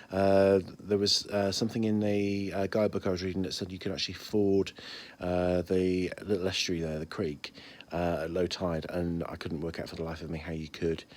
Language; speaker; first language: English; native; English